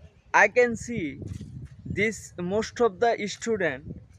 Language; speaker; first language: English; non-native, learner; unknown